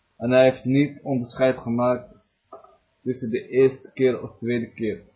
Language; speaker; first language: Dutch; early bilingual, other home language; Arabic